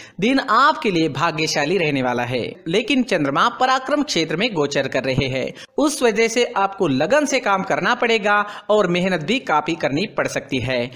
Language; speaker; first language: Hindi; native; Hindi